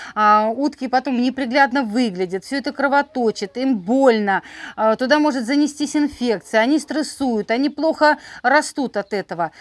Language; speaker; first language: Russian; native; Russian